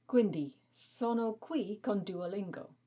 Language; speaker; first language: Italian; non-native, learner; English